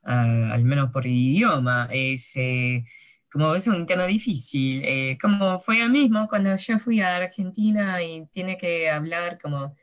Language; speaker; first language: Spanish; early bilingual, heritage; Spanish